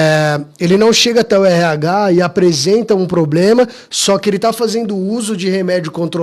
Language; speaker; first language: Portuguese; native; Portuguese